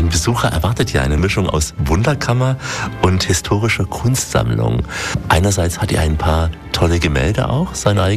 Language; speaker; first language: German; native; German